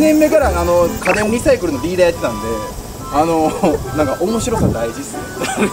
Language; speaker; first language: Japanese; native; Japanese